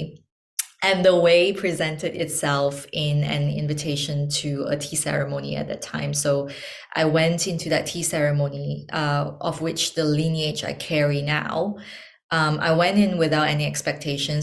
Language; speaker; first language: English; non-native, local second language; Chinese